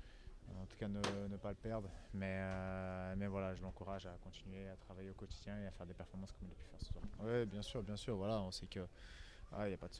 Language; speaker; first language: French; native; French